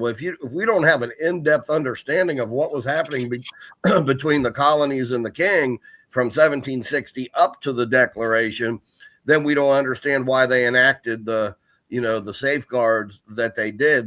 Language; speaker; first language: English; native; English